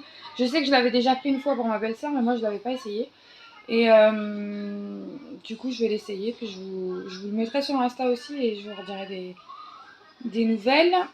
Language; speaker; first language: French; native; French